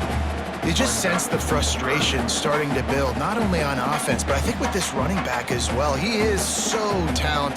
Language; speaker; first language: English; native; English